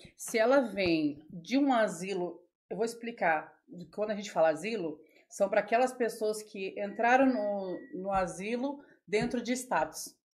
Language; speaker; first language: Portuguese; native; Portuguese